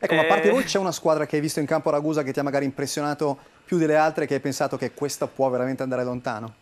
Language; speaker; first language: Italian; native; Italian